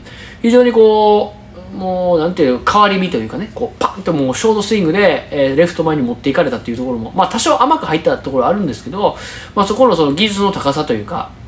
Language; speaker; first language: Japanese; native; Japanese